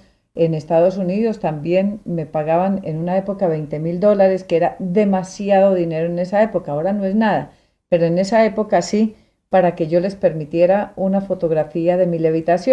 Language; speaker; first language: Spanish; native; Spanish